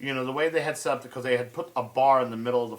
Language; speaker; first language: English; native; English